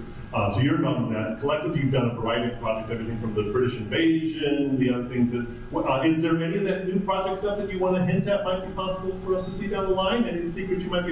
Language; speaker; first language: English; native; English